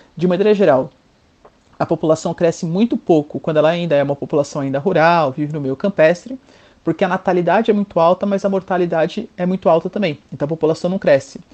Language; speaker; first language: Portuguese; native; Portuguese